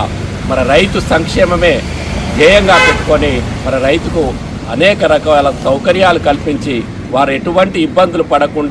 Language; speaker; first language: Telugu; native; Telugu